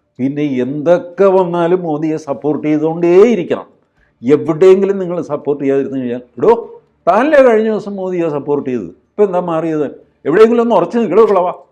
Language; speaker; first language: Malayalam; native; Malayalam